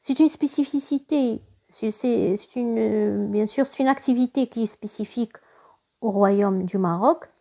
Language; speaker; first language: French; non-native, local second language; Arabic